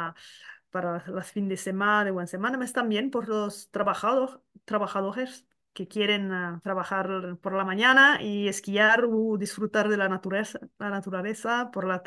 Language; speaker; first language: Spanish; non-native, learner; French